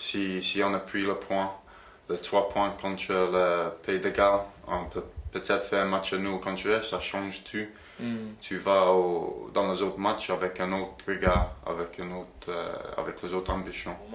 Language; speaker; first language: French; non-native, fluent; English